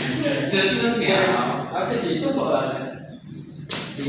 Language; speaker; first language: Chinese; non-native, learner; Indonesian